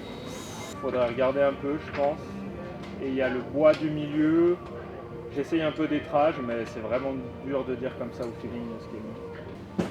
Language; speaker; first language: French; native; French